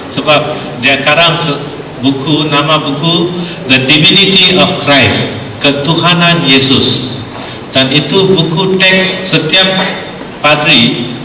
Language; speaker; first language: Malay; non-native, local second language; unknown